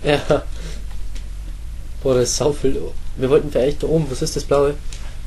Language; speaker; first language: German; native; German